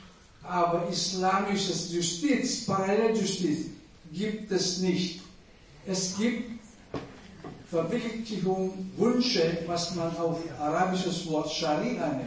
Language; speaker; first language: German; non-native, fluent; Indonesian